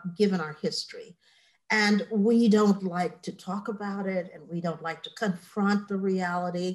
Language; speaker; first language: English; native; English